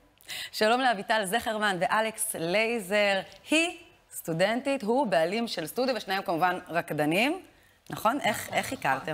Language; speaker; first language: Hebrew; native; Hebrew